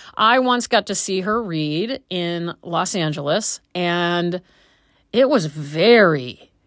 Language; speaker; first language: English; native; English